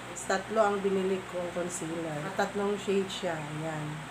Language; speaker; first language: Filipino; non-native, local second language; Cebuano